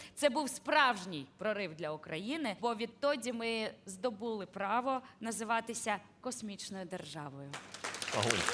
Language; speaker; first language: Ukrainian; native; Ukrainian